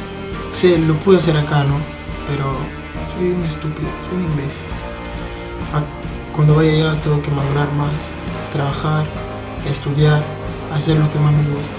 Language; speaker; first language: Spanish; early bilingual, heritage; Spanish